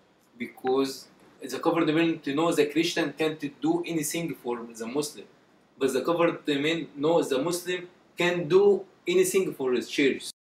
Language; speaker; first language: English; non-native, learner; Arabic